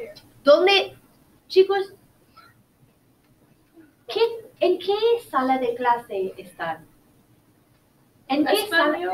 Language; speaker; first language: Spanish; non-native, fluent; English